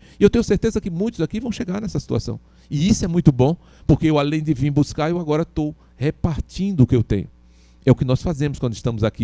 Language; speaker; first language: Portuguese; native; Portuguese